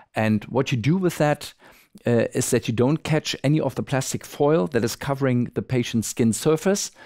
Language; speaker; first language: English; non-native, fluent; German